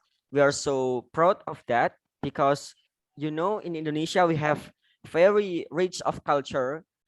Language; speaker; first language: English; non-native, learner; Indonesian